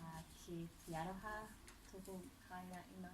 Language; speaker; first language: Māori; non-native, learner; English